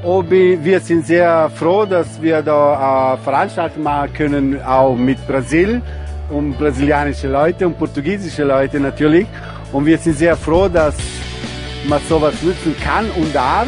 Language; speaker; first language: German; non-native, fluent; Portuguese